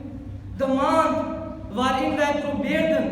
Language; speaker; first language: Dutch; early bilingual, other home language; Urdu